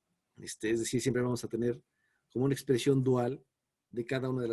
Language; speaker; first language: Spanish; native; Spanish